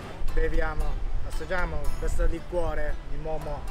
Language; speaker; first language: Italian; non-native, learner; Japanese